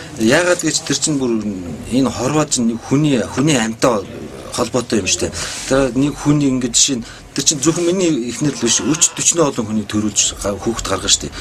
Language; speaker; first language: Mongolian; non-native, local second language; Kazakh